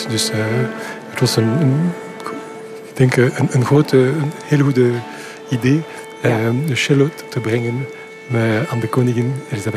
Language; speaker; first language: Dutch; non-native, local second language; French